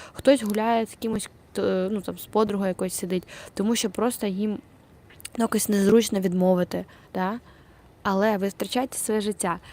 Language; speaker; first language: Ukrainian; non-native, local second language; Russian